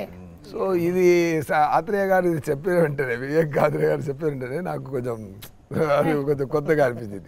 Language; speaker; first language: Telugu; non-native, fluent; Tamil